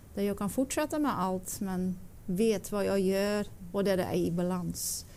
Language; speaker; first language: Swedish; non-native, learner; Dutch